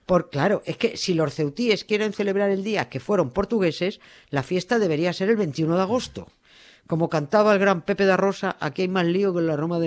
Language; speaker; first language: Spanish; native; Spanish